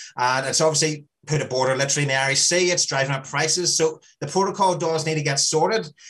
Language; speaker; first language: English; native; English